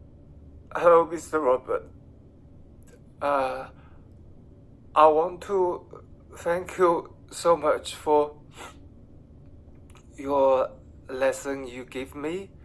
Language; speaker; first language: English; non-native, learner; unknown